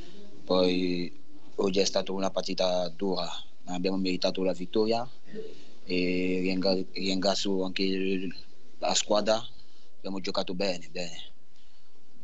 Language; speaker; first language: Italian; non-native, learner; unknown